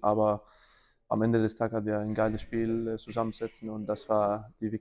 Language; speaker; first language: German; non-native, learner; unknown